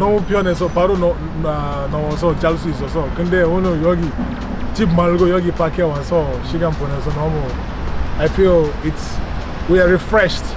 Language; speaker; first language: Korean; non-native, learner; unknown